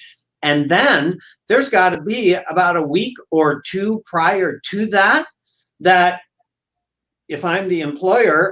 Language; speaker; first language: English; native; English